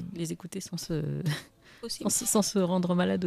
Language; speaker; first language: French; non-native, learner; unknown